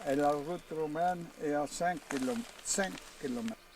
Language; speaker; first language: French; non-native, local second language; Dutch